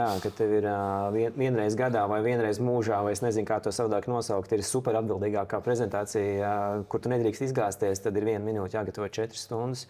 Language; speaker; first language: Latvian; native; Latvian